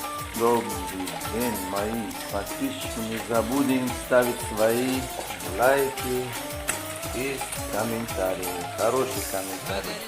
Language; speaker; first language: Russian; non-native, local second language; Tajik